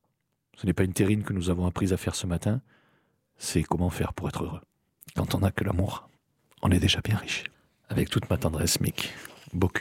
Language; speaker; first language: French; native; French